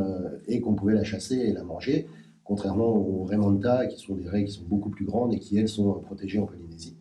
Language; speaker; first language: French; native; French